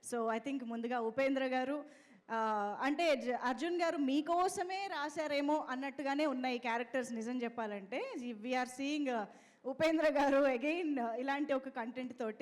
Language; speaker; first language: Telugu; native; Telugu